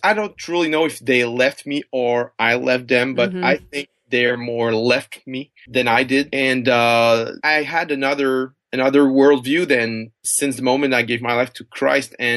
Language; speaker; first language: English; non-native, fluent; French